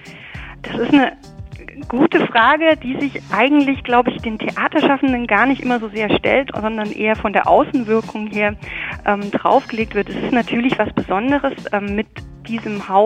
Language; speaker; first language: German; native; German